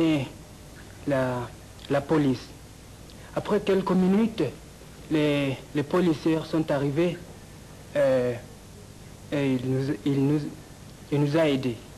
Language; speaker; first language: French; non-native, learner; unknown